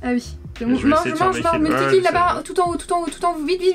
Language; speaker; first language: French; native; French